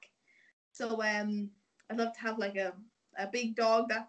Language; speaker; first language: English; native; English